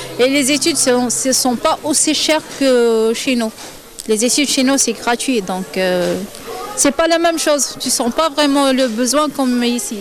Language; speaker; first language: French; non-native, local second language; Arabic